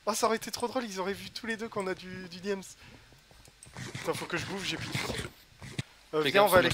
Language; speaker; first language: French; native; French